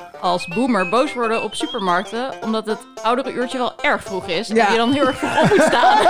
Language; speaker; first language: Dutch; native; Dutch